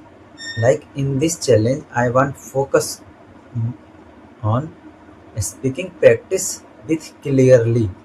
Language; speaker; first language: English; non-native, learner; Hindi